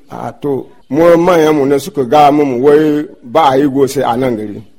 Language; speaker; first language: Hausa; non-native, local second language; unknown